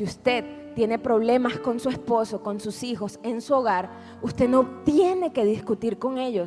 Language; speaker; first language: Spanish; native; Spanish